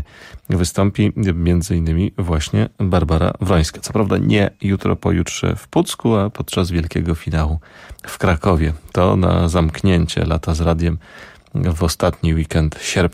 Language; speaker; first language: Polish; native; Polish